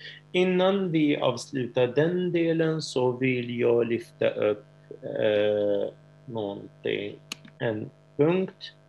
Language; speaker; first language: Swedish; non-native, fluent; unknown